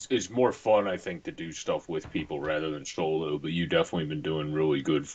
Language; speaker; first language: English; native; English